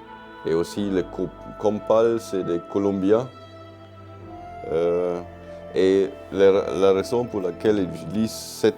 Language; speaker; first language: French; non-native, fluent; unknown